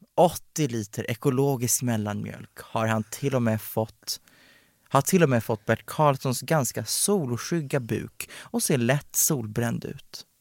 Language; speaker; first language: Swedish; native; Swedish